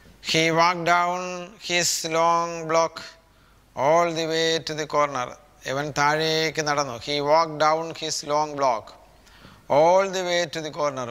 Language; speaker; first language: English; non-native, local second language; Malayalam